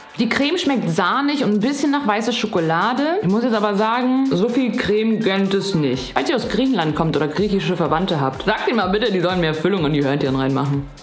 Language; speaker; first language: German; early bilingual, other home language; Polish